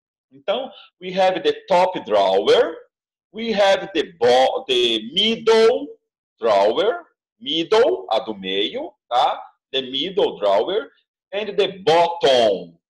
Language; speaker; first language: English; non-native, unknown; Portuguese